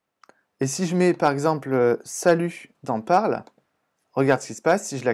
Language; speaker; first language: French; native; French